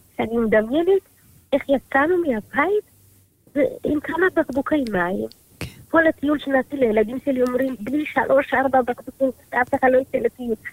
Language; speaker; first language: Hebrew; early bilingual, other home language; Amharic